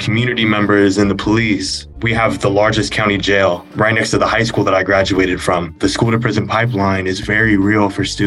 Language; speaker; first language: English; native; English